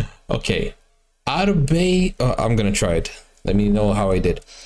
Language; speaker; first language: English; native; English